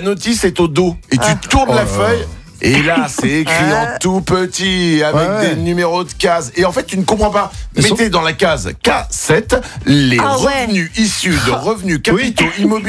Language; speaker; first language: French; native; French